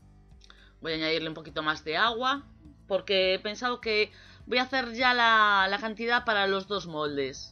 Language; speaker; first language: Spanish; native; Spanish